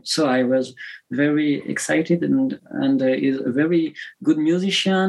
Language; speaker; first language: English; non-native, learner; French